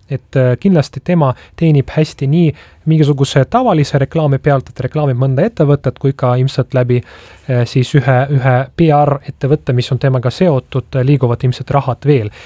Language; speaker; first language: Estonian; native; Estonian